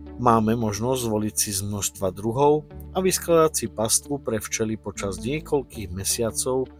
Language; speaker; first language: Slovak; native; Slovak